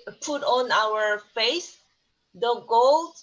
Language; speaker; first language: English; non-native, learner; Korean